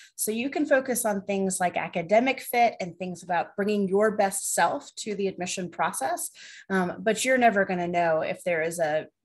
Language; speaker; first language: English; native; English